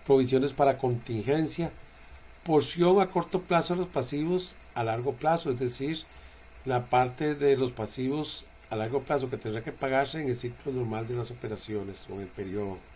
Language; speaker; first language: Spanish; native; Spanish